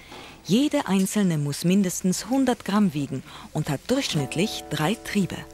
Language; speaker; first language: German; native; German